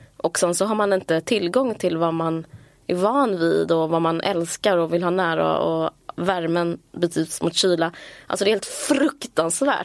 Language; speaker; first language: Swedish; native; Swedish